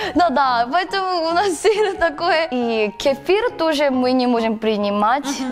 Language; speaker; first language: Russian; non-native, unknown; Korean